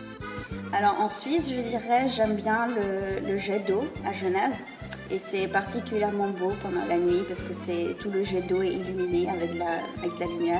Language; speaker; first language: French; early bilingual, heritage; French